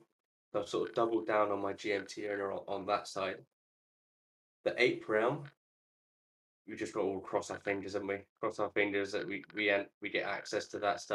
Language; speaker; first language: English; native; English